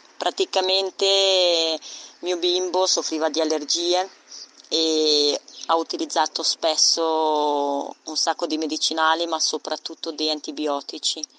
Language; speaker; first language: Italian; non-native, fluent; Romanian